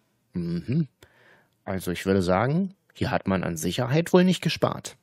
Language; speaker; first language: German; native; German